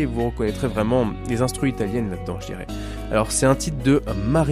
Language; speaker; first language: French; native; French